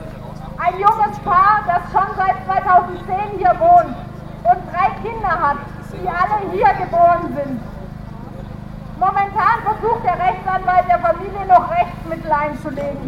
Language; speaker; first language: German; native; German